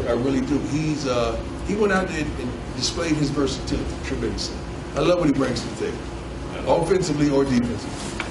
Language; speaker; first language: English; native; English